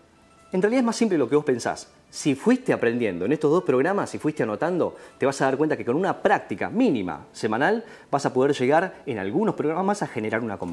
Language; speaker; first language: Spanish; native; Spanish